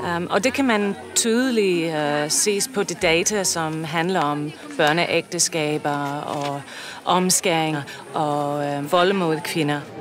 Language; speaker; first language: Danish; non-native, fluent; English